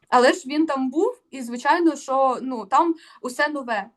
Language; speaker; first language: Ukrainian; native; Ukrainian